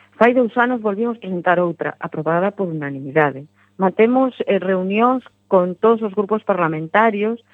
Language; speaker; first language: Galician; non-native, local second language; Spanish